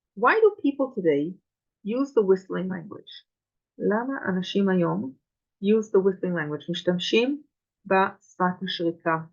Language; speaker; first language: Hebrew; native; Hebrew